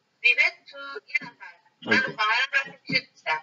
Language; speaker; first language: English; non-native, learner; Persian